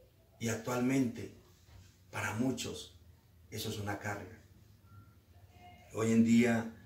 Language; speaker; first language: Spanish; native; Spanish